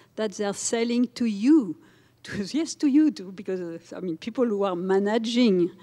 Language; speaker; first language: English; non-native, fluent; French